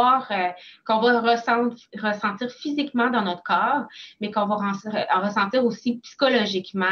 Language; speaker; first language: French; native; French